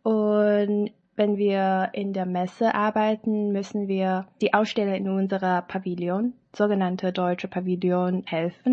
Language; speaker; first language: German; non-native, learner; Chinese